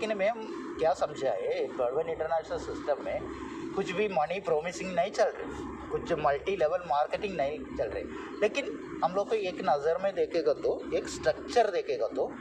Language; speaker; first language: Hindi; non-native, local second language; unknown